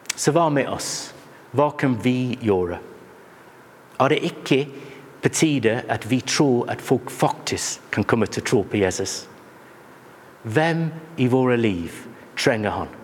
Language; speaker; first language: Norwegian; non-native, fluent; English